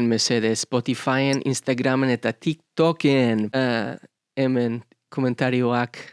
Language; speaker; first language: Basque; non-native, learner; English